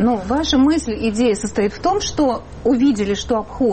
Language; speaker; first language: Russian; native; Russian